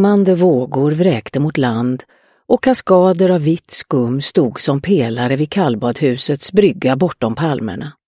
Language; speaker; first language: Swedish; native; Swedish